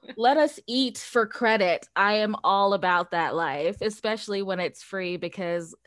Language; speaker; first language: English; early bilingual, other home language; Portuguese